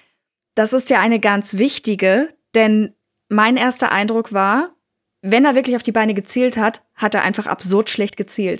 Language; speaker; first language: German; native; German